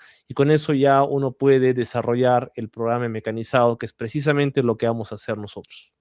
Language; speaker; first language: Spanish; native; Spanish